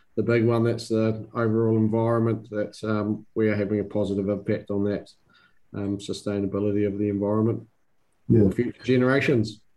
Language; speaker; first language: English; native; English